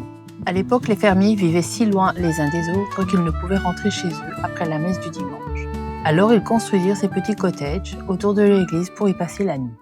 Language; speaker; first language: French; native; French